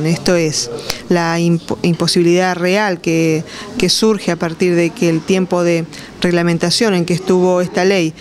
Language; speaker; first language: Spanish; native; Spanish